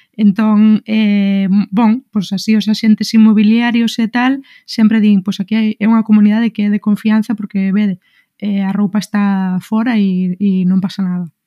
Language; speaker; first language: Galician; non-native, local second language; Spanish